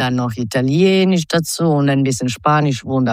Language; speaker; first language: German; non-native, fluent; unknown